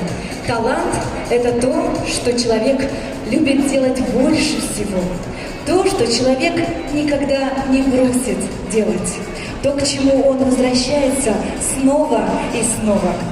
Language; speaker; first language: Russian; native; Russian